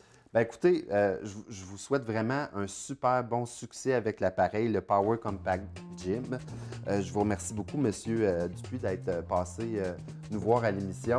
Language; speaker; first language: French; native; French